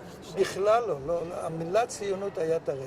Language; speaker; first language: Hebrew; non-native, local second language; Yiddish